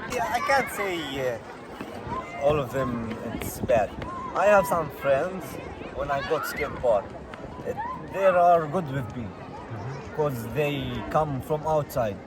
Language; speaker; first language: English; non-native, learner; Arabic